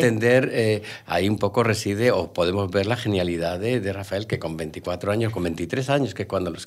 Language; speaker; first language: Spanish; native; Spanish